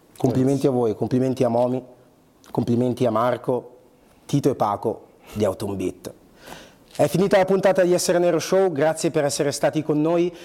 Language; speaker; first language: Italian; early bilingual, other home language; Portuguese